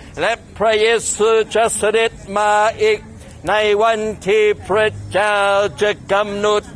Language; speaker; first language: Thai; non-native, fluent; English